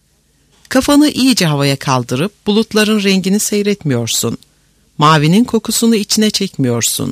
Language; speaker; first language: Turkish; native; Turkish